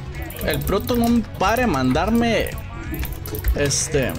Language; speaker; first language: Spanish; native; Spanish